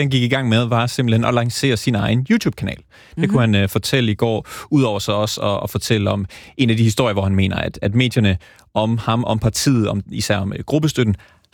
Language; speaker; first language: Danish; native; Danish